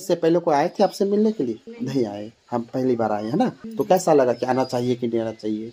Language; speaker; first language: Hindi; native; Hindi